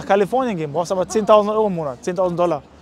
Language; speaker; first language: German; native; German